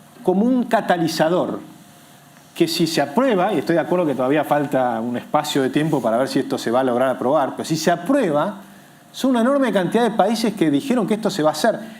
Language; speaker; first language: Spanish; native; Spanish